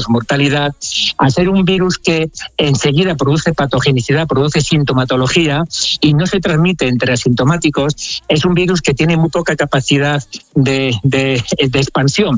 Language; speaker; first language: Spanish; native; Spanish